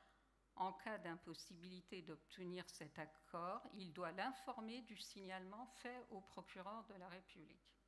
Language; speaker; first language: French; native; French